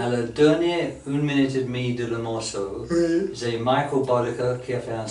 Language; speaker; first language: French; non-native, fluent; English